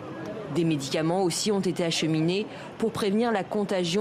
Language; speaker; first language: French; native; French